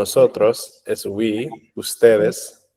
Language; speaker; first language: Spanish; non-native, learner; English